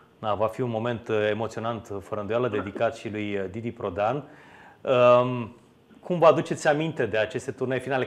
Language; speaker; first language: Romanian; native; Romanian